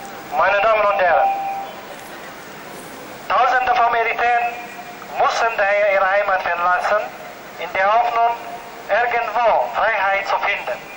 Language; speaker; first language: German; non-native, fluent; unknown